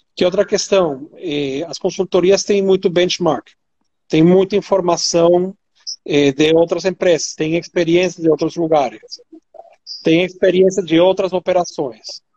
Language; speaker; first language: Portuguese; non-native, fluent; Spanish